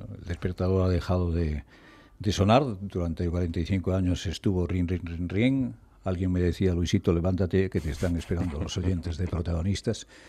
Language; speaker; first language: Spanish; native; Spanish